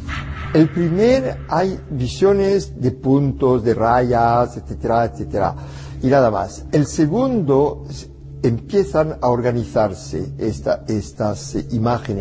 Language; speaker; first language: Spanish; non-native, fluent; French